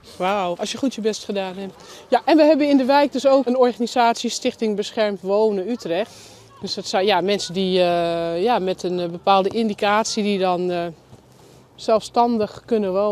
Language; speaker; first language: Dutch; native; Dutch